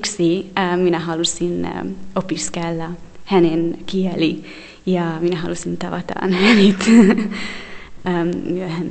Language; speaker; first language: Finnish; non-native, learner; Hungarian